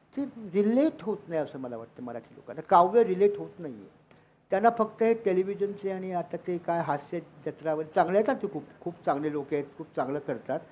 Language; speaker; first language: Marathi; native; Marathi